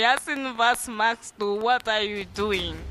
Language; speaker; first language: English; non-native, fluent; German